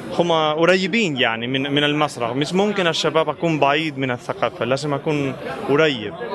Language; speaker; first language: Arabic; non-native, fluent; Spanish